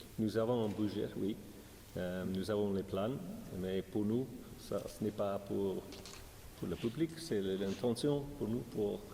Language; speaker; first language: French; non-native, learner; English